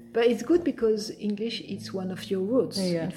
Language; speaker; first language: English; non-native, fluent; French